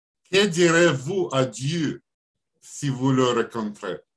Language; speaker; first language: French; non-native, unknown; Russian